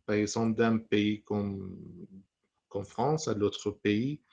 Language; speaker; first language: French; non-native, fluent; Persian